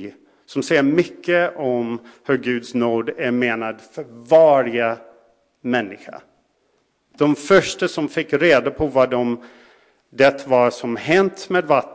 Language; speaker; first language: Swedish; non-native, fluent; English